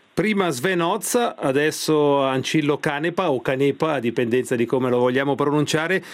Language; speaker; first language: Italian; native; Italian